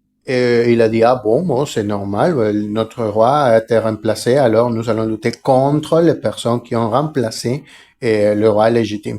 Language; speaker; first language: French; non-native, fluent; Spanish